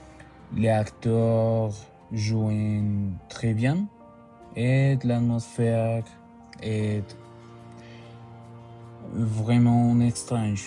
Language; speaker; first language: French; non-native, learner; Spanish